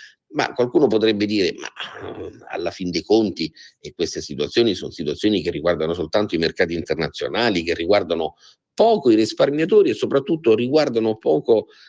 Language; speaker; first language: Italian; native; Italian